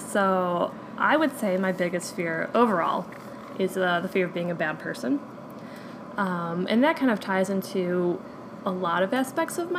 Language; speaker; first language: English; native; English